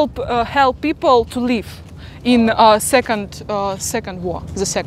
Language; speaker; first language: English; non-native, learner; Russian